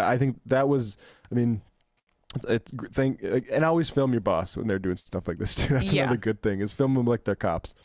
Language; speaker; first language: English; native; English